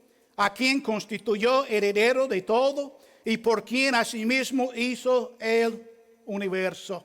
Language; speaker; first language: Spanish; non-native, fluent; English